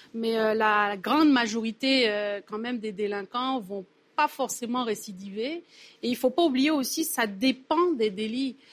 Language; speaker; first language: French; native; French